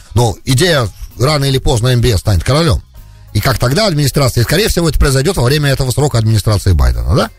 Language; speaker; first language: Russian; native; Russian